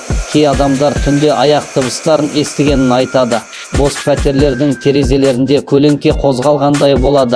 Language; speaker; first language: Kazakh; native; Kazakh